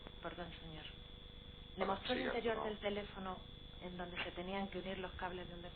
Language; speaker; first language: Spanish; native; Spanish